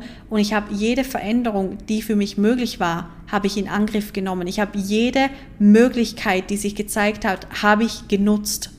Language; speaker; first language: German; native; German